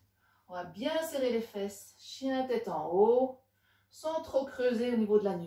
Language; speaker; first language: French; native; French